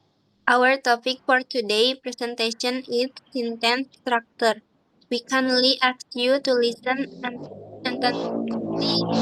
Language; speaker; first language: English; non-native, learner; Indonesian